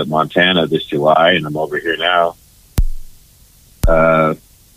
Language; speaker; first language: English; native; English